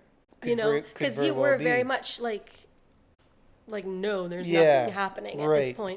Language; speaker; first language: English; native; English